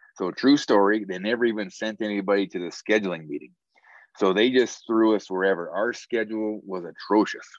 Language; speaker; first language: English; native; English